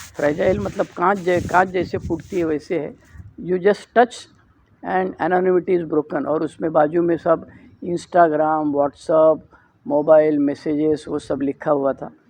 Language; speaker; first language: Hindi; non-native, local second language; Marathi